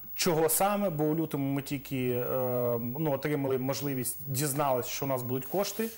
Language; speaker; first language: Ukrainian; native; Ukrainian